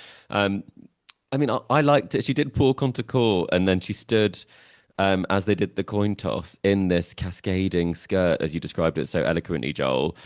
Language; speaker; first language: English; native; English